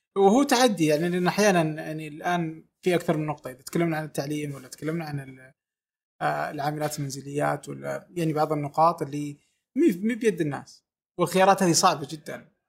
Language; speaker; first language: Arabic; native; Arabic